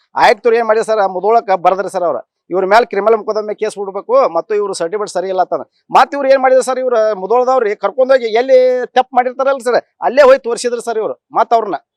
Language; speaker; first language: Kannada; native; Kannada